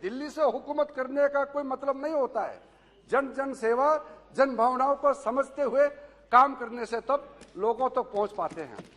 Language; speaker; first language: Hindi; non-native, local second language; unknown